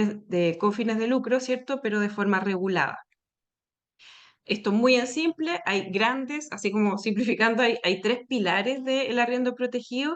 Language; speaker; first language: Spanish; native; Spanish